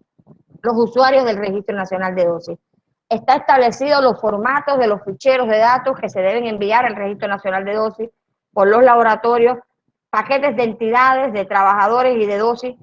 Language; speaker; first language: Spanish; native; Spanish